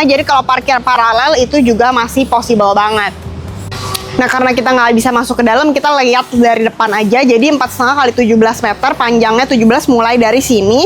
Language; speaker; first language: Indonesian; native; Indonesian